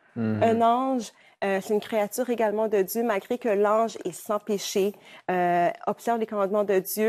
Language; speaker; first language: French; native; French